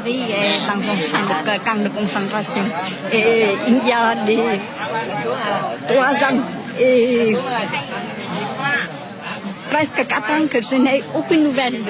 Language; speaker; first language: French; non-native, fluent; Vietnamese